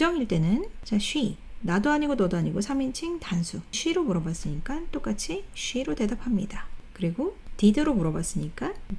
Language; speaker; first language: Korean; native; Korean